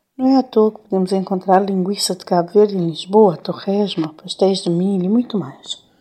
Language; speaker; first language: Portuguese; non-native, local second language; Kabuverdianu